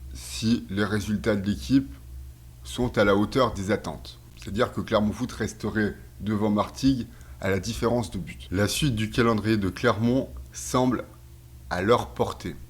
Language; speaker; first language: French; native; French